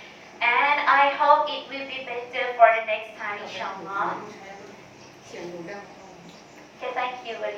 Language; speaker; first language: English; non-native, learner; Thai